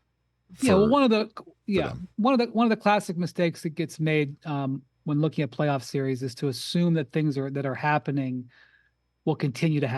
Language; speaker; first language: English; native; English